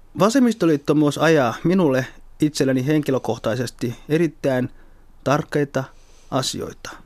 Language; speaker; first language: Finnish; early bilingual, other home language; Somali